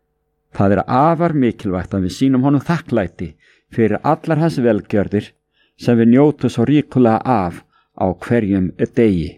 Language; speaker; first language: Icelandic; native; Icelandic